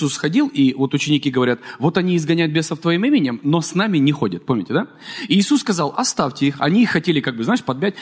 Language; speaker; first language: Russian; native; Russian